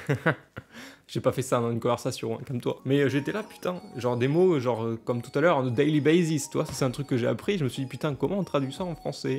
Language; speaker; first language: French; native; French